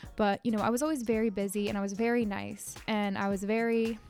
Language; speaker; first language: English; native; English